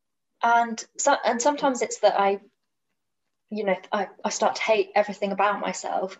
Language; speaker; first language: English; native; English